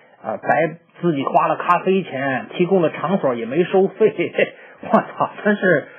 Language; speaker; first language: Chinese; native; Chinese